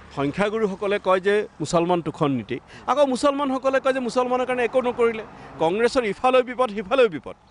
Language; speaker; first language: Assamese; native; Assamese